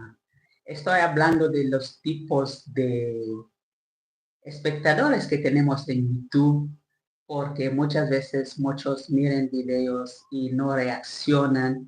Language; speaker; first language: Spanish; non-native, learner; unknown